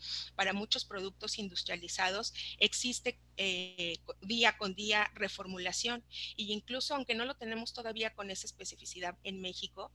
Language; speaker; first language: Spanish; native; Spanish